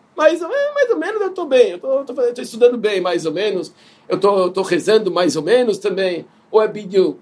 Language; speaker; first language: Portuguese; non-native, fluent; Hebrew